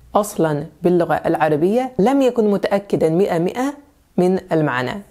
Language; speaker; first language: Arabic; non-native, fluent; French